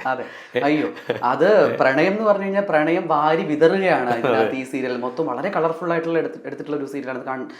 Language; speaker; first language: Malayalam; native; Malayalam